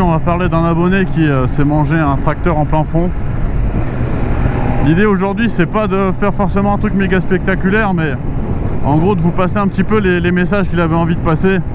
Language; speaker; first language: French; native; French